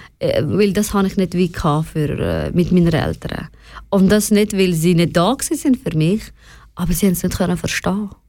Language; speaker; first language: German; early bilingual, other home language; Persian